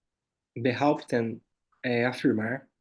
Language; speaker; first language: German; non-native, fluent; Portuguese